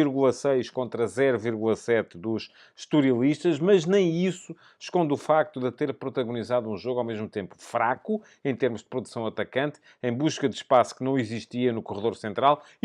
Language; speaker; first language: Portuguese; native; Portuguese